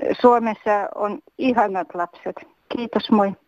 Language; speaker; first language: Finnish; non-native, fluent; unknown